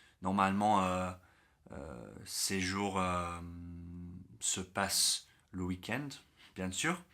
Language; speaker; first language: French; non-native, learner; English